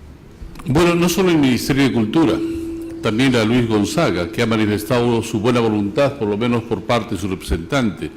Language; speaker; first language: Spanish; native; Spanish